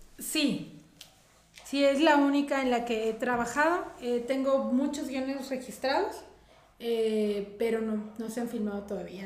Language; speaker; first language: Spanish; native; Spanish